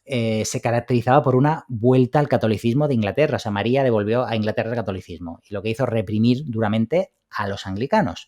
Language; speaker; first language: Spanish; native; Spanish